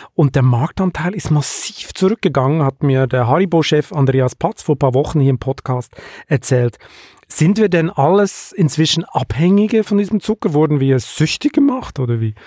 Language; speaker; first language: German; native; German